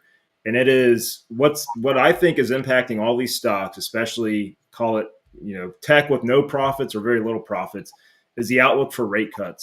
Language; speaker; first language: English; native; English